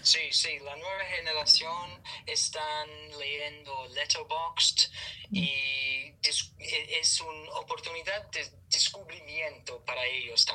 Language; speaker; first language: Spanish; non-native, learner; English